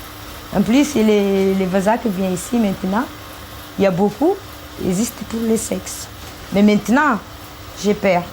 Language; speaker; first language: French; non-native, learner; Malagasy